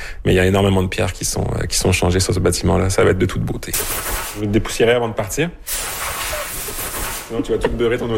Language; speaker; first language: French; native; French